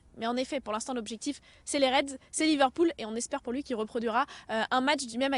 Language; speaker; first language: French; native; French